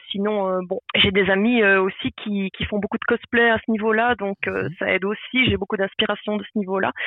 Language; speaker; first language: French; native; French